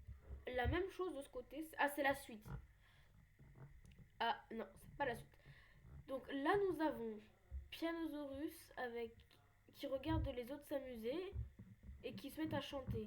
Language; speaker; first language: French; native; French